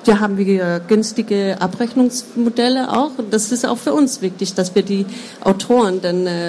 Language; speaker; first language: German; non-native, fluent; Danish